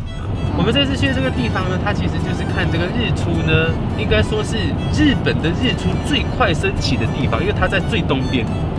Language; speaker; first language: Chinese; native; Chinese